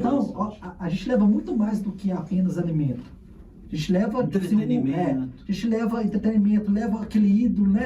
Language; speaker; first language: Portuguese; native; Portuguese